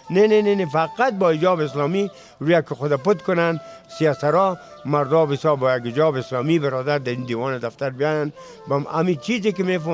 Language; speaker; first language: Persian; native; Persian